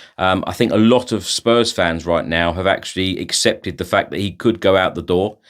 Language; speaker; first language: English; native; English